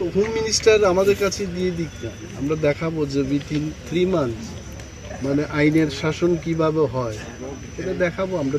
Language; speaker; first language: Bangla; non-native, local second language; Kok Borok